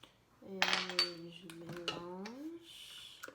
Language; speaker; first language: French; non-native, learner; English